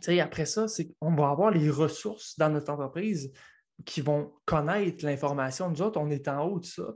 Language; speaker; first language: French; native; French